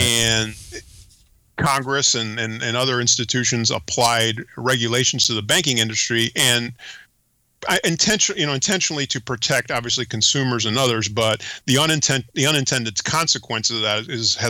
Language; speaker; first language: English; early bilingual, other home language; Spanish